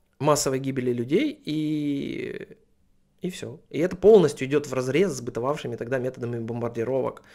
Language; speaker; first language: Russian; native; Russian